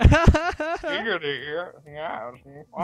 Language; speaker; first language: English; native; English